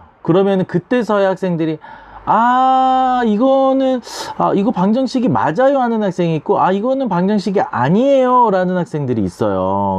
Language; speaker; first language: Korean; native; Korean